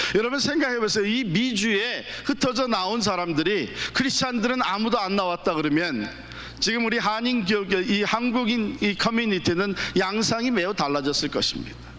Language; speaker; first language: Korean; native; Korean